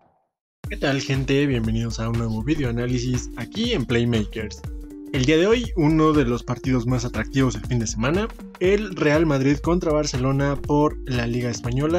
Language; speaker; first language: Spanish; native; Spanish